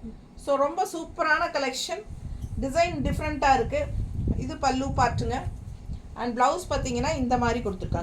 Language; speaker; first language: Tamil; native; Tamil